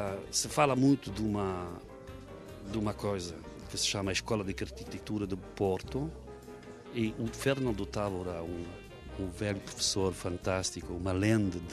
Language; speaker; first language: Portuguese; non-native, fluent; French